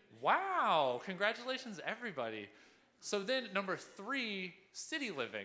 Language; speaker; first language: English; native; English